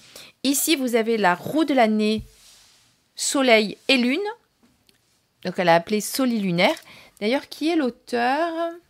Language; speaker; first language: French; native; French